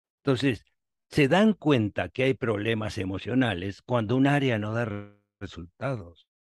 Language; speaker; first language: Spanish; native; Spanish